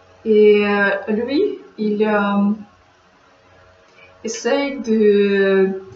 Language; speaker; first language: French; non-native, learner; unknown